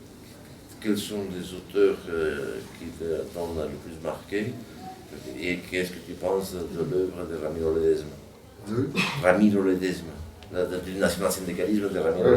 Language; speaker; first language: French; non-native, fluent; Spanish